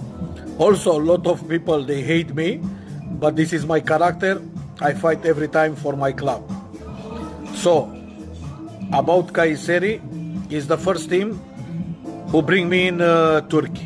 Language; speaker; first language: English; non-native, learner; Romanian